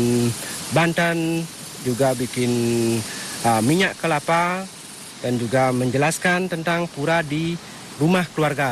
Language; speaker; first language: Indonesian; non-native, local second language; Balinese